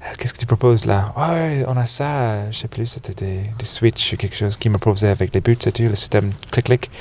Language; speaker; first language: French; non-native, fluent; English